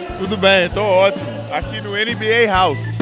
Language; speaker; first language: Portuguese; non-native, fluent; English